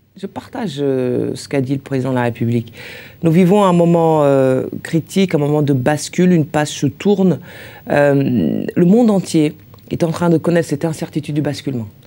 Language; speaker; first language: French; native; French